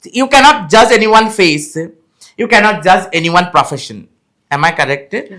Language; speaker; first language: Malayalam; non-native, fluent; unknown